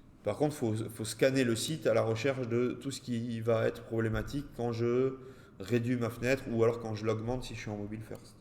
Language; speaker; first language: French; native; French